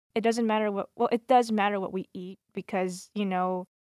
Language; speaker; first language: English; native; English